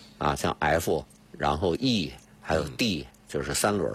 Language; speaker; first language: Chinese; native; Chinese